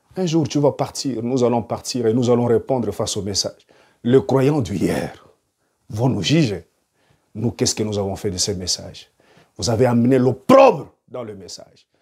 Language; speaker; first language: French; non-native, local second language; Lingala